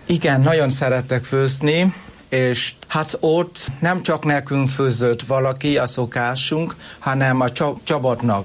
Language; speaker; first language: Hungarian; non-native, fluent; Vietnamese